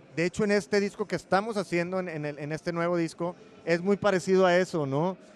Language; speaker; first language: Spanish; native; Spanish